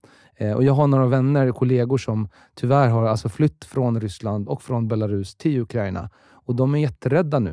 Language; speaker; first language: Swedish; early bilingual, other home language; Russian